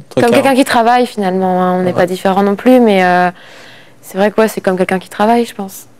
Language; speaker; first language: French; native; French